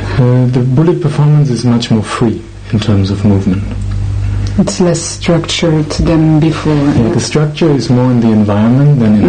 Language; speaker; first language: English; non-native, fluent; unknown